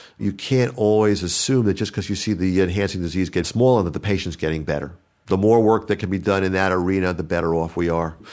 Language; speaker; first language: English; native; English